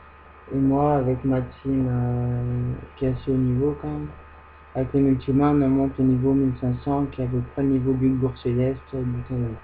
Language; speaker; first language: French; native; French